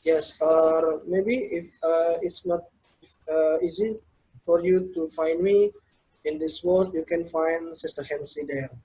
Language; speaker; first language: English; non-native, learner; Indonesian